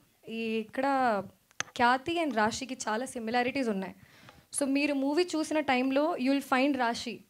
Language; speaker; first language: Telugu; early bilingual, heritage; Telugu